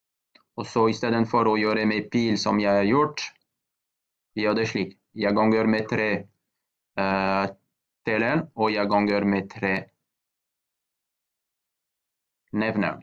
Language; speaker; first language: Norwegian; non-native, fluent; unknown